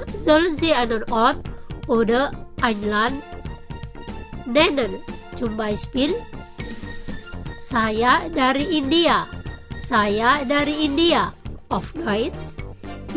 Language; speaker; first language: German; non-native, fluent; Indonesian